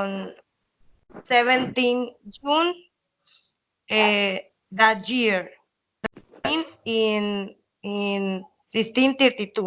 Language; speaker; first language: English; non-native, learner; Spanish